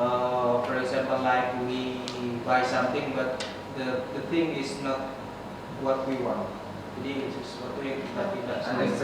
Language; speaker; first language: English; non-native, learner; Indonesian